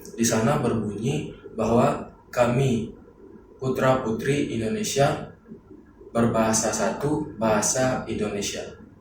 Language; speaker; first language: Indonesian; non-native, local second language; Minangkabau